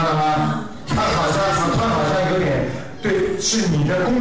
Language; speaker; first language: Chinese; native; Chinese